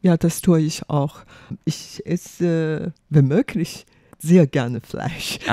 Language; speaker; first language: German; non-native, fluent; Chinese